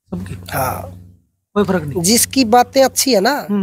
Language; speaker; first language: Hindi; native; Hindi